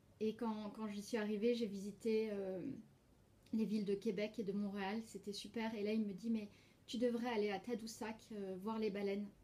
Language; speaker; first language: French; native; French